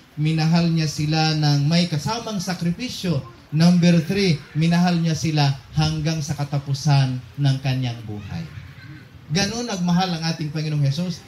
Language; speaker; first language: Filipino; non-native, local second language; Cebuano